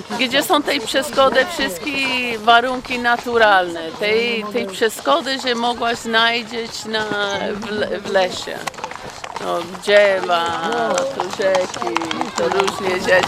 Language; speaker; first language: Polish; non-native, learner; English